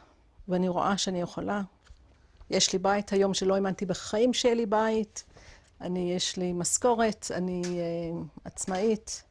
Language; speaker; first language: Hebrew; non-native, fluent; English